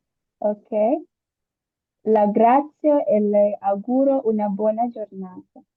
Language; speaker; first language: Italian; non-native, learner; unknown